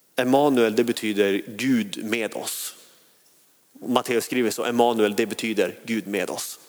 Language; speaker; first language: Swedish; native; Swedish